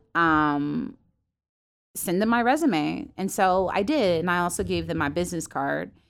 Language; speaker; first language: English; native; English